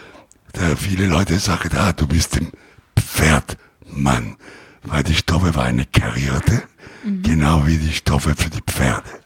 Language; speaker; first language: German; non-native, learner; Italian